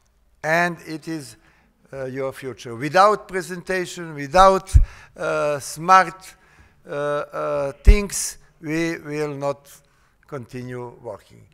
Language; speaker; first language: English; non-native, fluent; Serbian